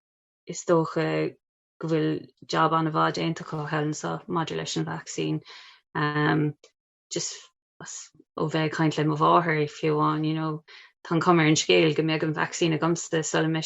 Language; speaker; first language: Irish; non-native, local second language; English